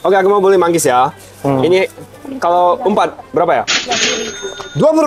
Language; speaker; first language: Indonesian; non-native, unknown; Japanese